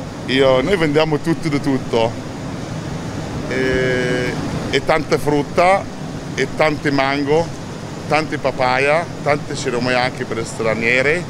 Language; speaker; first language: Italian; non-native, fluent; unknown